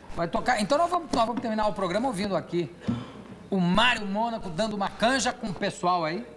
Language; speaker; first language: Portuguese; native; Portuguese